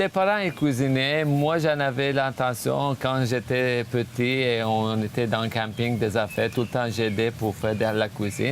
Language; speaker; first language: French; non-native, fluent; Armenian